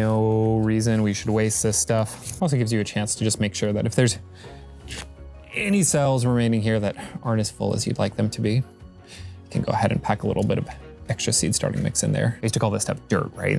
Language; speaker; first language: English; native; English